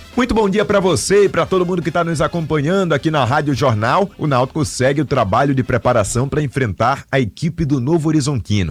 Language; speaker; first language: Portuguese; native; Portuguese